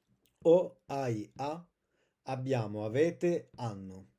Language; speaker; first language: Italian; non-native, fluent; French